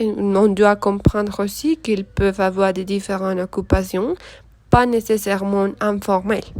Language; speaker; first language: French; non-native, learner; Spanish